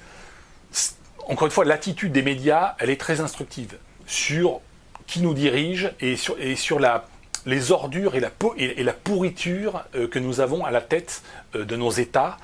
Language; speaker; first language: French; native; French